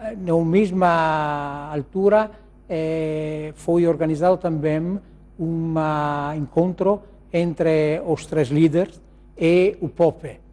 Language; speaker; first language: Portuguese; non-native, learner; Italian